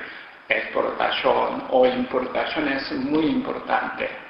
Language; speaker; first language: Spanish; non-native, learner; Korean